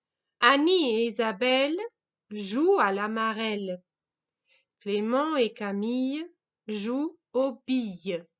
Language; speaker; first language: French; non-native, fluent; German